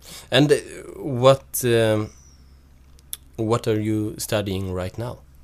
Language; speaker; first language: English; non-native, fluent; Swedish